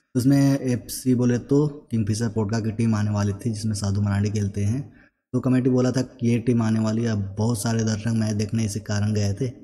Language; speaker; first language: Hindi; native; Hindi